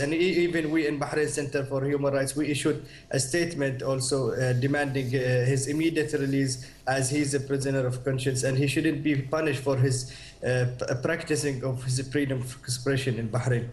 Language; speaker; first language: English; non-native, fluent; Arabic